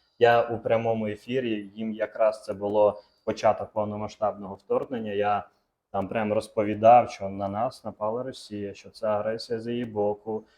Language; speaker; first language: Ukrainian; non-native, local second language; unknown